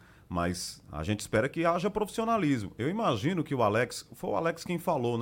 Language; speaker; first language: Portuguese; native; Portuguese